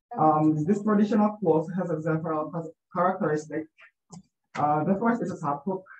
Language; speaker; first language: English; non-native, learner; Indonesian